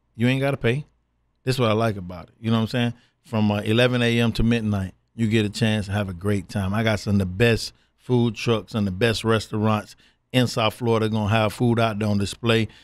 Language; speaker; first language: English; native; English